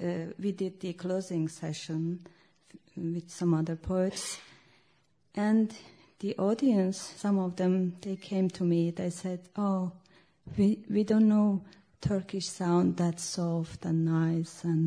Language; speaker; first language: English; non-native, fluent; Turkish